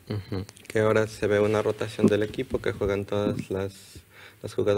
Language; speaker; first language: Spanish; non-native, fluent; Russian